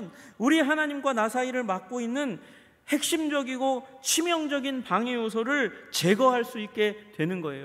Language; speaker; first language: Korean; native; Korean